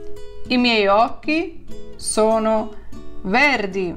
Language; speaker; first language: Italian; non-native, fluent; Ukrainian